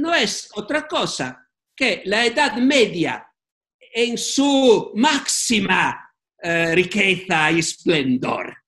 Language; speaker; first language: Spanish; non-native, fluent; Italian